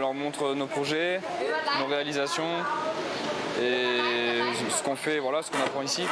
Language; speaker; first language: French; native; French